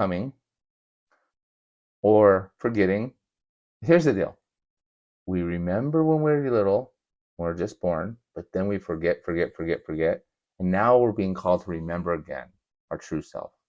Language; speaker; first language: English; native; English